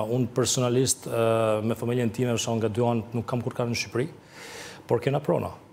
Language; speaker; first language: Albanian; early bilingual, heritage; Albanian